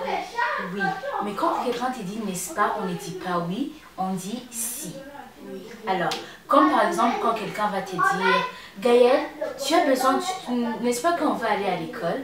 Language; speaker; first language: French; non-native, local second language; Kinyarwanda